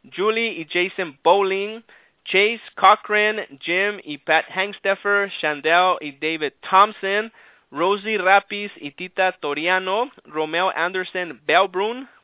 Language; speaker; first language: Spanish; early bilingual, heritage; Spanish